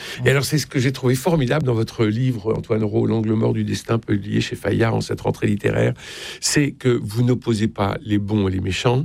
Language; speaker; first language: French; native; French